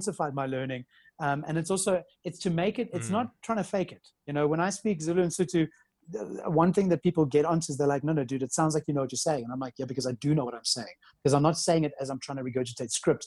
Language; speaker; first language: English; native; English